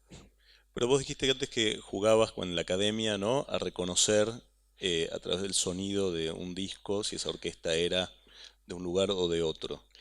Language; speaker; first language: Spanish; native; Spanish